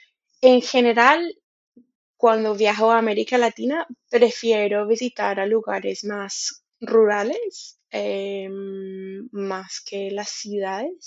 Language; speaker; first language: Spanish; non-native, fluent; English